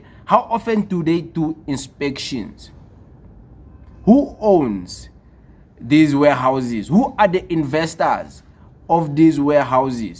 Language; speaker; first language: English; non-native, local second language; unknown